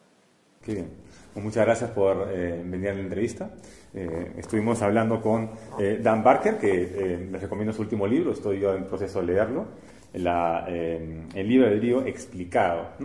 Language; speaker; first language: Spanish; native; Spanish